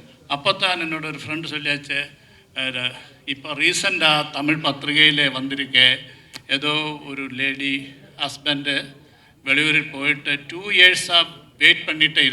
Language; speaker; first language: Tamil; non-native, learner; Malayalam